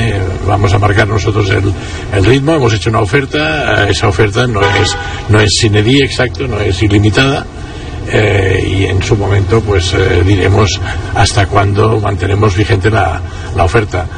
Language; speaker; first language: Spanish; non-native, local second language; Catalan